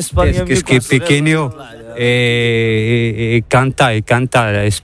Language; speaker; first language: Spanish; non-native, learner; Arabic